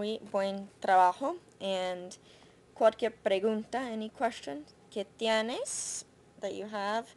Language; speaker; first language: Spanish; non-native, learner; English